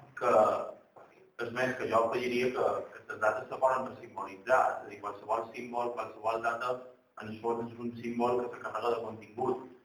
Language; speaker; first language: Catalan; native; Catalan